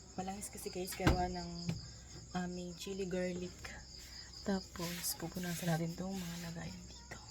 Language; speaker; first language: Filipino; native; Filipino